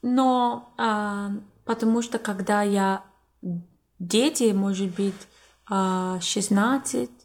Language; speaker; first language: Russian; non-native, learner; English